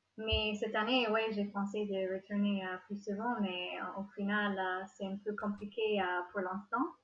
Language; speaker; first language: French; non-native, fluent; English